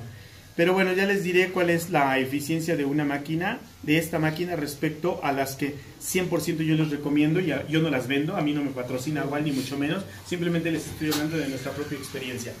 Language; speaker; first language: Spanish; native; Spanish